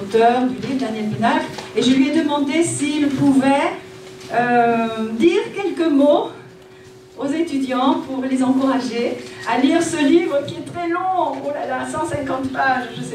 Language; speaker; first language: French; native; French